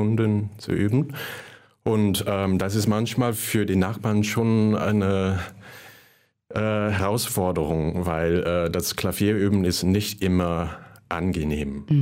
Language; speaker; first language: German; non-native, fluent; Cantonese